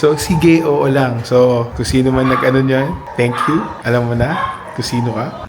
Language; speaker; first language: Filipino; native; Filipino